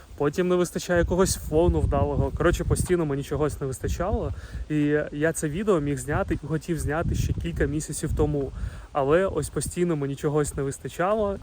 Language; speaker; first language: Ukrainian; non-native, local second language; Russian